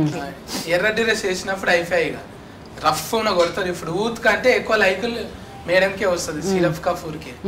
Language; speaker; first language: Telugu; native; Telugu